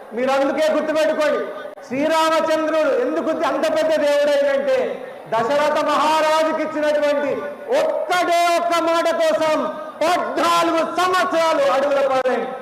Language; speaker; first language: Telugu; native; Telugu